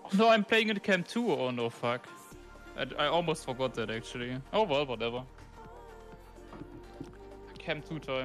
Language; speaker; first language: English; non-native, fluent; German